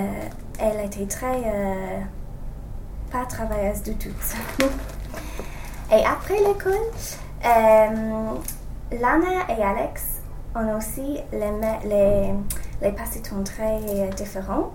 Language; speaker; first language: French; non-native, learner; English